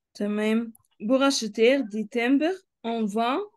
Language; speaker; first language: French; non-native, fluent; Arabic